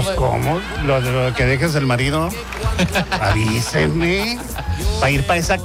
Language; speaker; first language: Spanish; native; Spanish